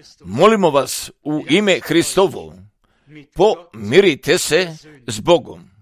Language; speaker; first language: Croatian; non-native, fluent; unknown